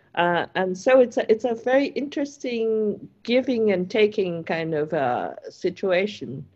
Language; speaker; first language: English; non-native, local second language; Cantonese